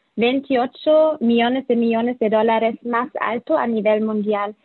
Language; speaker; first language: Spanish; non-native, fluent; German